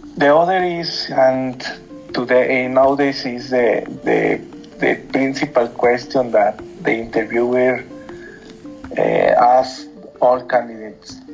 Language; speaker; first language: English; non-native, learner; Spanish